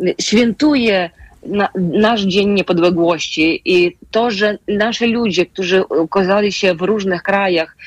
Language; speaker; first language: Polish; non-native, fluent; Ukrainian